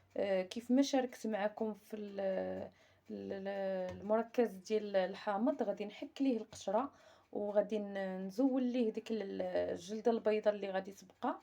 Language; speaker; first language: Arabic; native; Arabic